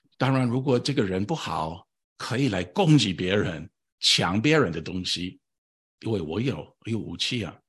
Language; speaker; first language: Chinese; non-native, fluent; English